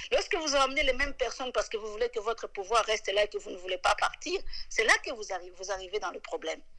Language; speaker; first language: French; non-native, local second language; Lingala